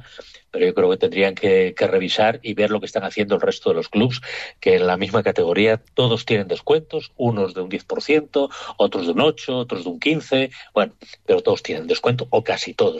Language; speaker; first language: Spanish; native; Spanish